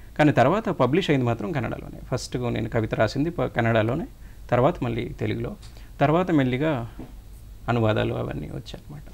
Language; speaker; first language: Telugu; native; Telugu